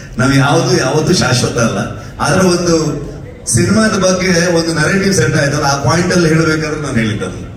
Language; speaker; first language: Kannada; native; Kannada